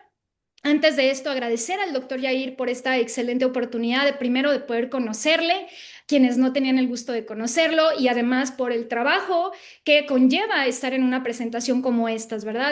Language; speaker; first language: Spanish; native; Spanish